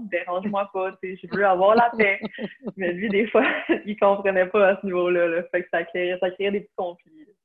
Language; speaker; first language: French; native; French